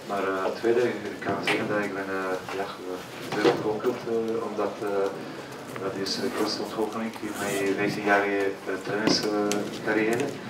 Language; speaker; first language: Dutch; non-native, fluent; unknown